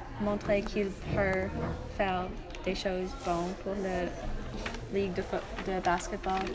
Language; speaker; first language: French; non-native, learner; English